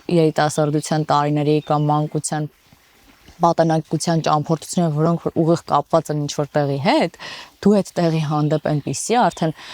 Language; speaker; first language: Armenian; native; Armenian